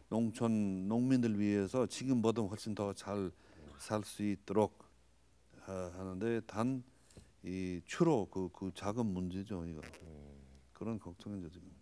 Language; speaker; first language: Korean; non-native, fluent; English